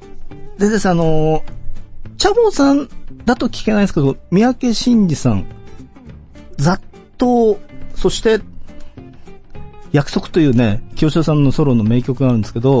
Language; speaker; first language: Japanese; native; Japanese